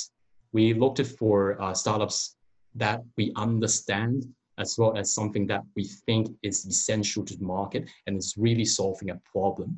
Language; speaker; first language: English; non-native, local second language; Cantonese